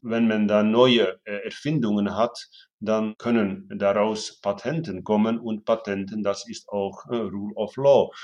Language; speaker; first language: German; non-native, fluent; Dutch